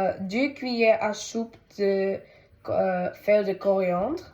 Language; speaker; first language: French; non-native, learner; Tamil